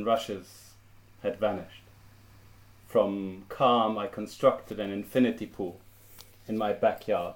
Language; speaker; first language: English; non-native, fluent; German